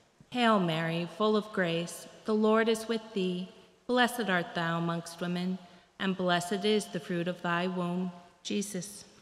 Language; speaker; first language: English; native; English